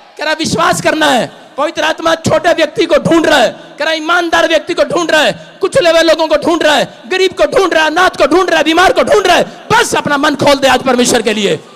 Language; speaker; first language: Hindi; non-native, local second language; Punjabi